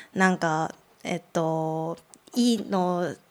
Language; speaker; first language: Japanese; non-native, fluent; Chinese